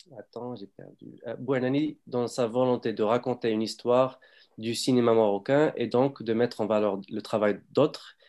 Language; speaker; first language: French; non-native, fluent; Arabic